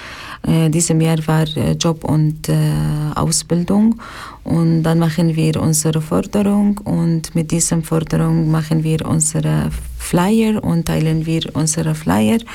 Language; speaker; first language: German; non-native, learner; Arabic